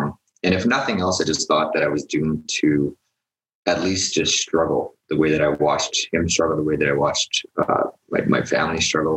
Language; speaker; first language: English; native; English